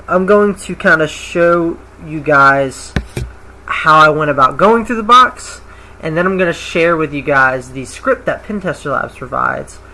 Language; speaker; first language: English; native; English